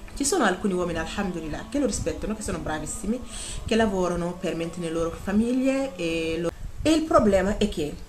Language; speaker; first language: Italian; non-native, fluent; Wolof